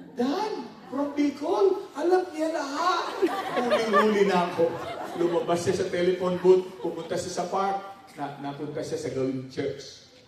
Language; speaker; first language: Filipino; non-native, local second language; Pampanga